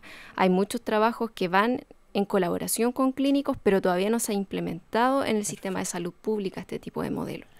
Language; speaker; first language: Spanish; native; Spanish